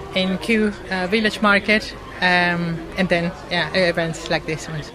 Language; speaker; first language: English; non-native, fluent; Spanish